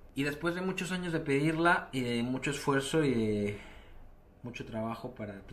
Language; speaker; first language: Spanish; native; Spanish